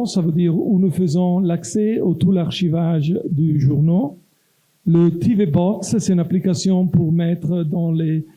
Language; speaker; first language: French; non-native, local second language; Italian